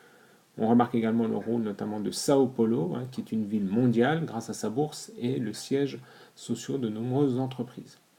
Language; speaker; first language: French; native; French